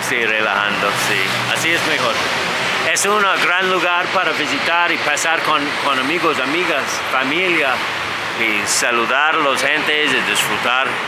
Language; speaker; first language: Spanish; non-native, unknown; English